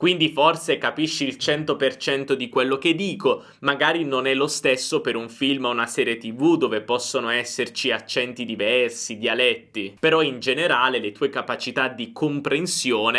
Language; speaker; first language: Italian; native; Italian